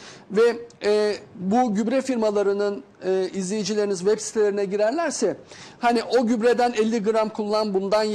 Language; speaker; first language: Turkish; native; Turkish